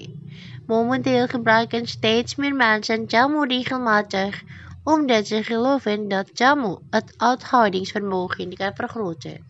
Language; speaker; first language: Dutch; non-native, fluent; Indonesian